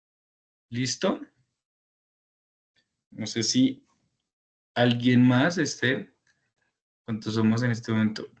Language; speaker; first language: Spanish; native; Spanish